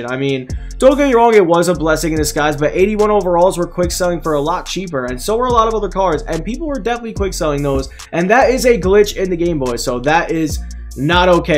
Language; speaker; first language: English; native; English